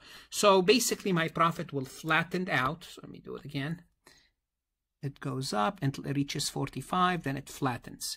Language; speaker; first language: English; non-native, fluent; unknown